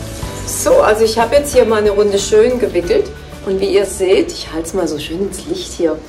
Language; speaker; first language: German; native; German